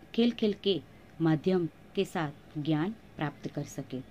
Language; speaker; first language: Hindi; non-native, local second language; Gujarati